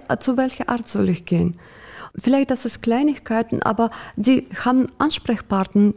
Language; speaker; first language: German; non-native, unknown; Russian